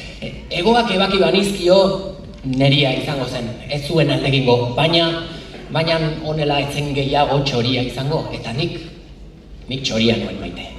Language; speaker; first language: Basque; native; Basque